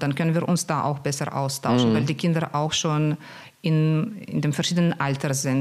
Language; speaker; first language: German; non-native, fluent; Russian